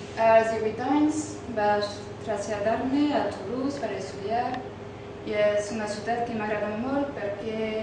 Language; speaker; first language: Catalan; non-native, learner; French